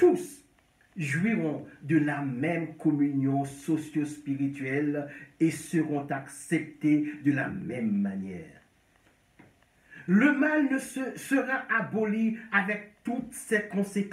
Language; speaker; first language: French; non-native, local second language; Haitian Creole